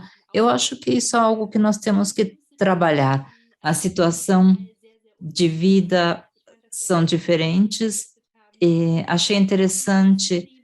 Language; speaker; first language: Portuguese; non-native, fluent; German